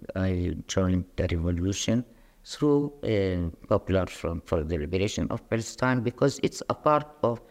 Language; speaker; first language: English; non-native, fluent; Arabic